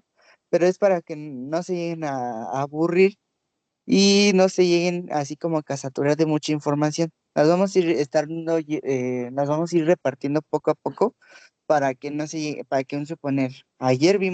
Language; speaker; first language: Spanish; native; Spanish